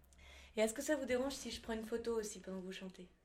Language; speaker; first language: French; native; French